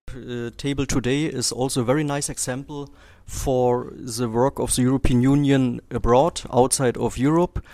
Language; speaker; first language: English; non-native, fluent; German